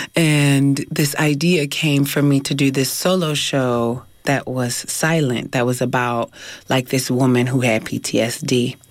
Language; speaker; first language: English; native; English